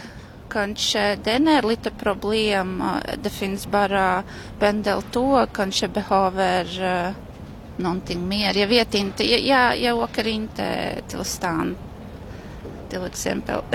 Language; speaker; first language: Swedish; non-native, learner; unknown